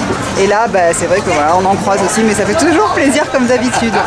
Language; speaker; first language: French; native; French